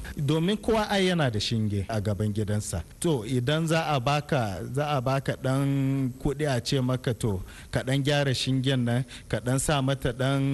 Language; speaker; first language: Hausa; non-native, local second language; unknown